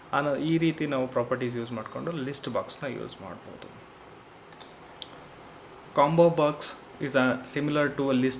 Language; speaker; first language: Kannada; native; Kannada